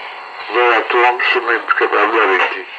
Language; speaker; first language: French; native; French